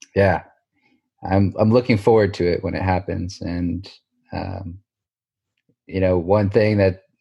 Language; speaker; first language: English; native; English